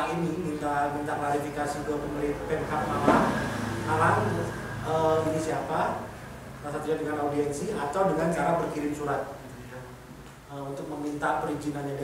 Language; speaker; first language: Indonesian; native; Indonesian